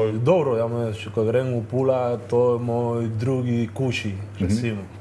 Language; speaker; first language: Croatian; non-native, learner; Spanish